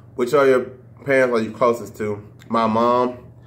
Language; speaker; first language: English; native; English